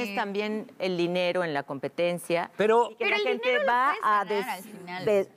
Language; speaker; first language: Spanish; native; Spanish